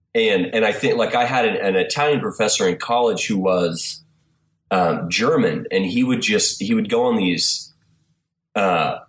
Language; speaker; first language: English; native; English